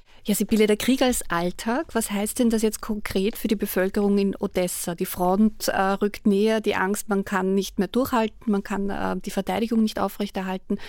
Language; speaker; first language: German; native; German